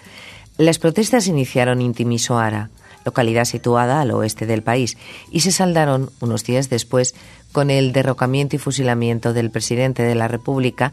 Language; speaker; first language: Spanish; native; Spanish